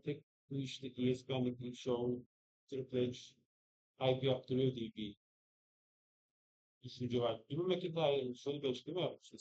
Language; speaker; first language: Turkish; native; Turkish